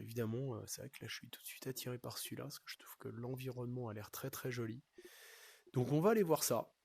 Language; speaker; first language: French; native; French